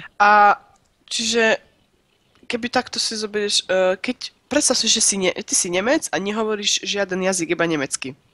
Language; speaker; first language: Slovak; native; Slovak